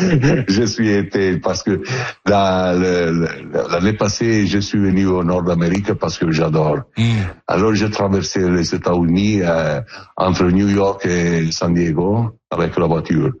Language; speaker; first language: French; non-native, learner; Italian